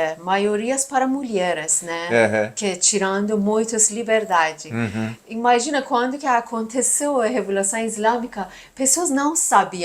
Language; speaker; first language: Portuguese; non-native, learner; Persian